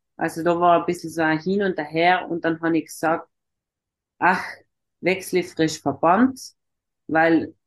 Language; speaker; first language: German; native; German